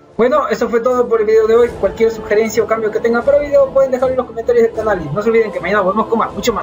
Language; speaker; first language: Spanish; native; Spanish